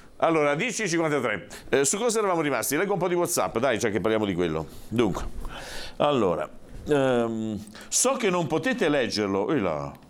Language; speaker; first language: Italian; native; Italian